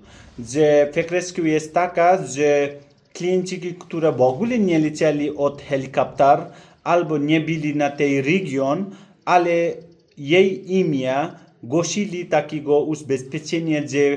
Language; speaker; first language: Polish; non-native, learner; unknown